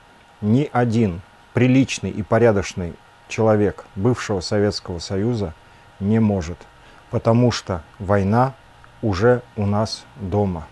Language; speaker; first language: Russian; native; Russian